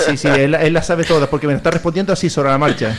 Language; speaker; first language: Spanish; native; Spanish